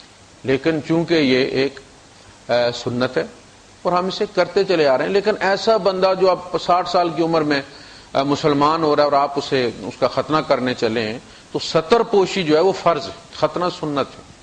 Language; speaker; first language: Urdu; non-native, local second language; Punjabi